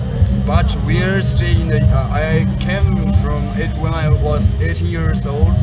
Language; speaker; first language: English; non-native, learner; Tibetan